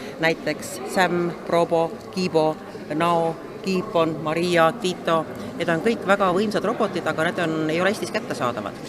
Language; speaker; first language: Estonian; native; Estonian